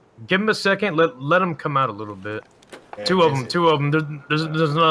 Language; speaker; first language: English; native; English